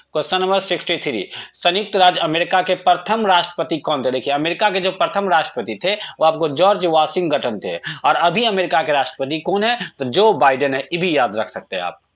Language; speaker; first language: Hindi; native; Hindi